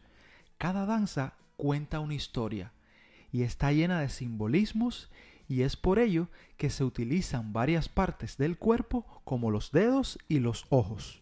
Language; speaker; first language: Spanish; native; Spanish